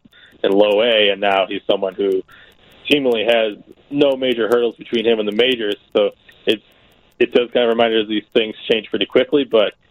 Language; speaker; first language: English; native; English